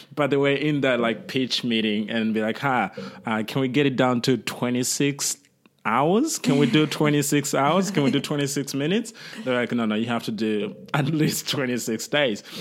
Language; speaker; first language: English; non-native, local second language; Kinyarwanda